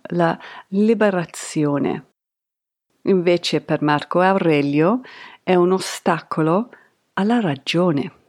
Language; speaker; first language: Italian; non-native, fluent; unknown